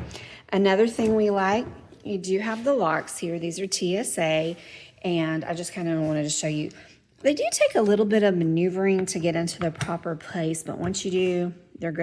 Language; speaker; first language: English; native; English